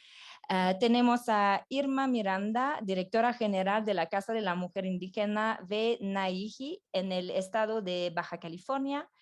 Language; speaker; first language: Spanish; non-native, fluent; French